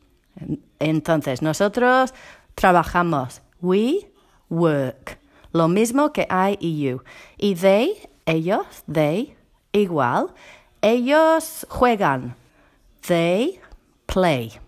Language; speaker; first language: Spanish; non-native, fluent; English